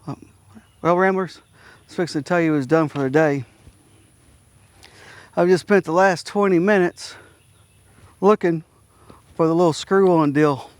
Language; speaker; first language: English; native; English